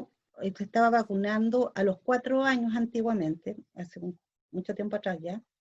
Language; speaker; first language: Spanish; native; Spanish